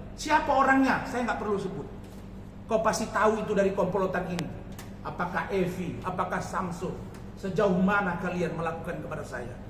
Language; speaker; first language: Indonesian; native; Indonesian